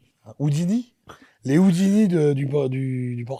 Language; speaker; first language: French; native; French